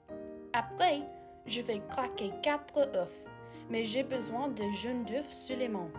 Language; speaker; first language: French; non-native, learner; English